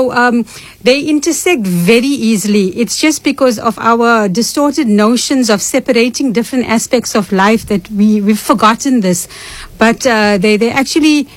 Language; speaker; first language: English; native; English